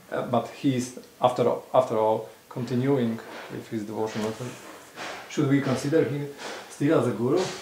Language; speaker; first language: English; non-native, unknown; Polish